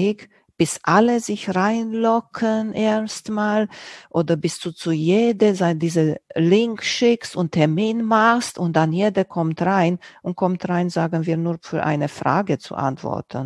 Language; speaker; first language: German; non-native, local second language; Romanian